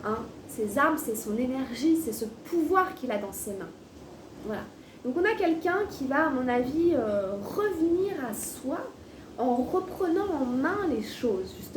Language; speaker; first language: French; native; French